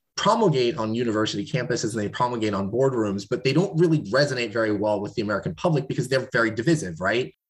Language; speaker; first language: English; native; English